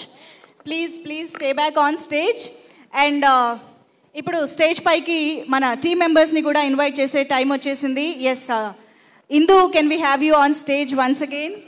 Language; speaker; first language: Telugu; native; Telugu